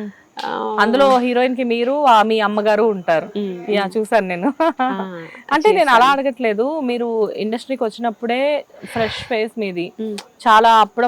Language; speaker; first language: Telugu; native; Telugu